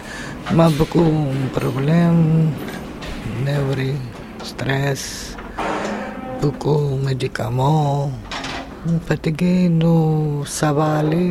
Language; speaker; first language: French; non-native, learner; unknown